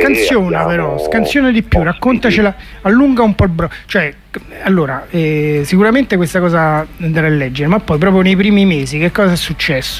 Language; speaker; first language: Italian; native; Italian